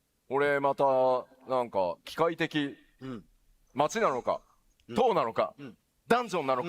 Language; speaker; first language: Japanese; native; Japanese